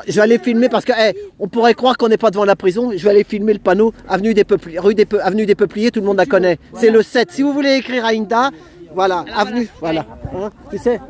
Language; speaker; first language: French; native; French